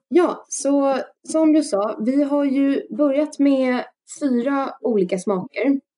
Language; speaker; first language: Swedish; early bilingual, other home language; Russian